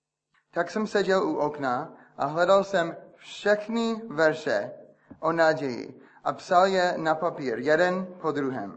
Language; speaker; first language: Czech; non-native, fluent; English